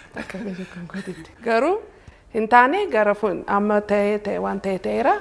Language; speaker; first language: Oromo; early bilingual, heritage; Oromo